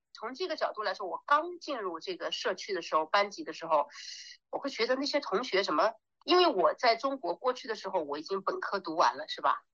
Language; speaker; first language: Chinese; native; Chinese